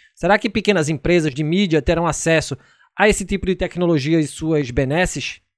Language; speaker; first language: Portuguese; native; Portuguese